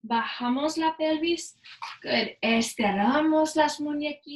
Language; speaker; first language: Spanish; non-native, learner; English